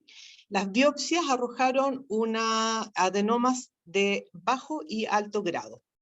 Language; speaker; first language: Spanish; native; Spanish